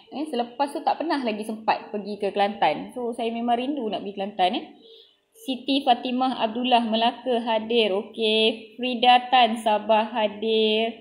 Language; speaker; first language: Malay; non-native, local second language; Tamil